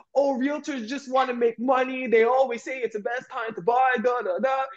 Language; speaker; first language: English; native; English